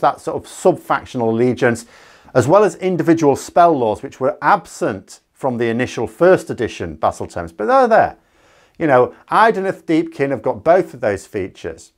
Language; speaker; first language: English; native; English